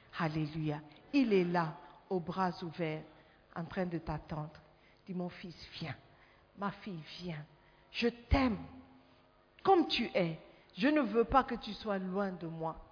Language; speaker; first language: French; non-native, fluent; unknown